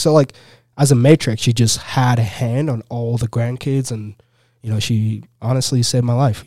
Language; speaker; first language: English; non-native, local second language; Ganda